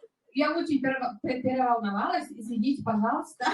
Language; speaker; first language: Russian; non-native, local second language; Yakut